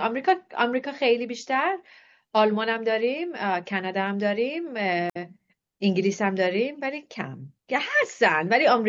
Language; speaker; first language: Persian; non-native, fluent; English